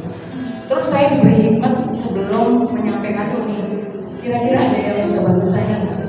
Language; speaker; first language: Indonesian; native; Indonesian